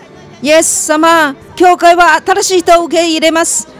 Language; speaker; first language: Japanese; non-native, fluent; Chinese